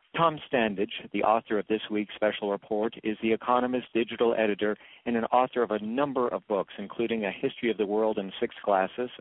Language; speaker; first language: English; native; English